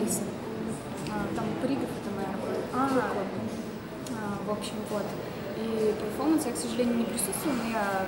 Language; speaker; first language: Russian; native; Russian